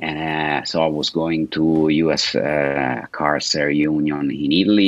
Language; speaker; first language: English; non-native, fluent; Italian